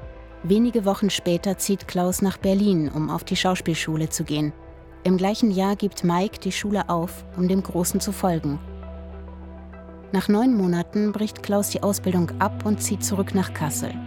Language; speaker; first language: German; native; German